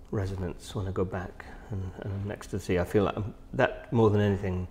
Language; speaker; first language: English; native; English